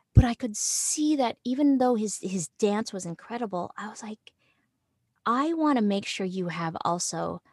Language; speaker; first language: English; native; English